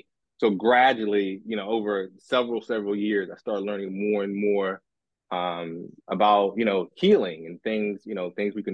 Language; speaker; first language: English; native; English